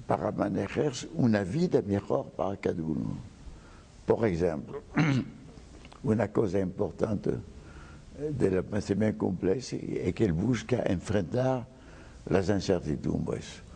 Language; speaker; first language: Spanish; non-native, fluent; French